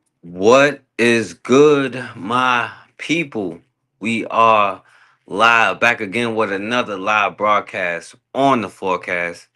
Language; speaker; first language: English; native; English